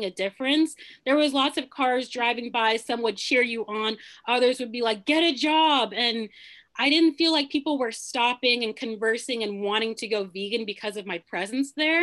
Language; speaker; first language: English; early bilingual, other home language; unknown